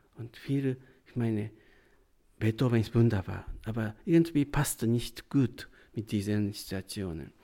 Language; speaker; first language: German; non-native, learner; Japanese